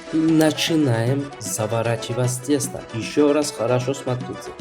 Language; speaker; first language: Russian; non-native, fluent; Georgian